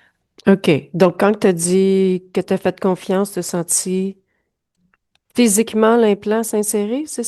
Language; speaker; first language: French; native; French